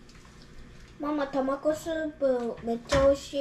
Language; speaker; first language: Japanese; early bilingual, other home language; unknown